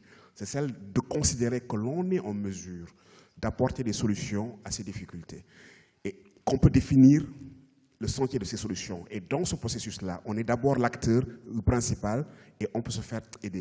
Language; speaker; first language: French; native; French